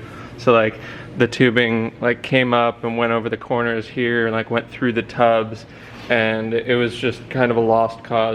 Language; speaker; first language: English; native; English